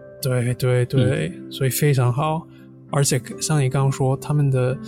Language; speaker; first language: Chinese; non-native, fluent; English